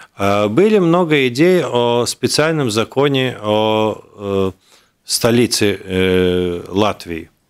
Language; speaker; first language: Russian; non-native, local second language; Latvian